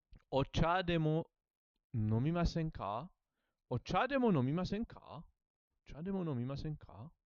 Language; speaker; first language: Japanese; non-native, learner; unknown